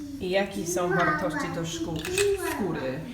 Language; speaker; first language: Polish; non-native, learner; English